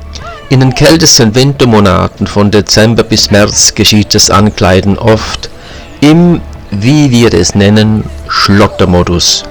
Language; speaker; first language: German; native; German